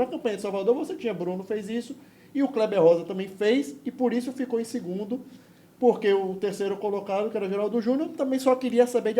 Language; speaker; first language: Portuguese; native; Portuguese